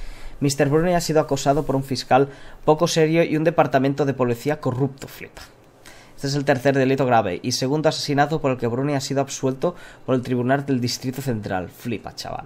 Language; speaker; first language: Spanish; native; Spanish